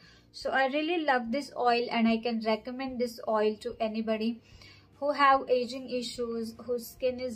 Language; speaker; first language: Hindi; native; Hindi